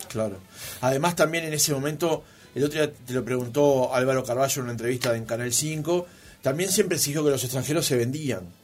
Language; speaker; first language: Spanish; native; Spanish